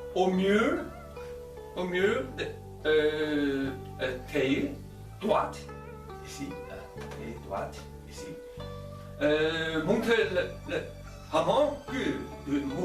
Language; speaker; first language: French; non-native, learner; Chinese